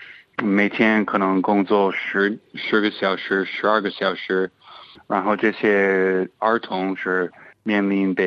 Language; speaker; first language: Chinese; non-native, fluent; English